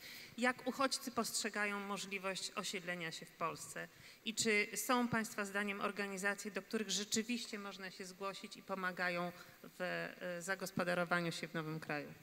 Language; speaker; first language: Polish; native; Polish